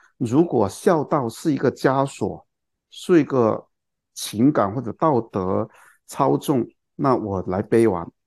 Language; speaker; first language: Chinese; non-native, local second language; Cantonese